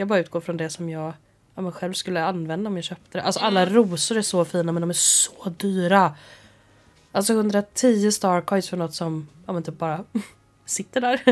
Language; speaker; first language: Swedish; native; Swedish